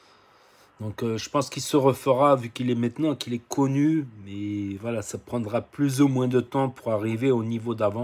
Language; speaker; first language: French; native; French